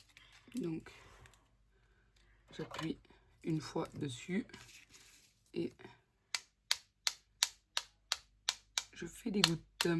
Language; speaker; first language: French; native; French